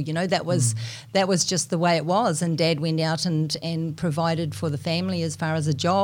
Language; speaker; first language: English; native; English